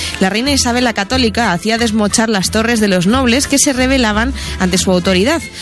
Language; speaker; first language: Spanish; native; Spanish